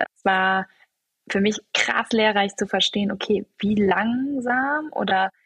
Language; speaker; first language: German; native; German